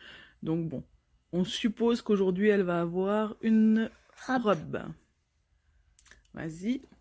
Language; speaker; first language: French; native; French